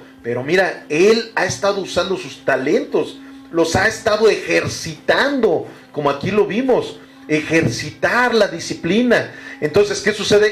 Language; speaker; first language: Spanish; native; Spanish